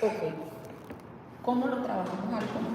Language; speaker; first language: Spanish; native; Spanish